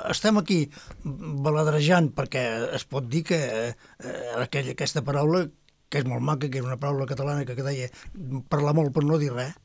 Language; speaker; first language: Catalan; native; Catalan